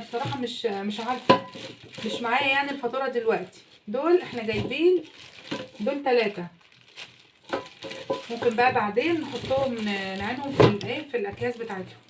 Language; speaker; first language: Arabic; native; Arabic